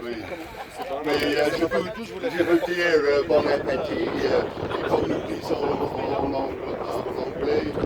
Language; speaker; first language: French; non-native, fluent; English